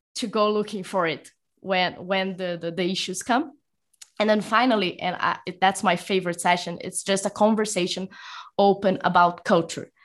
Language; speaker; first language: English; non-native, fluent; Portuguese